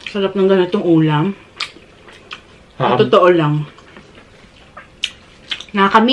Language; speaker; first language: Filipino; native; Filipino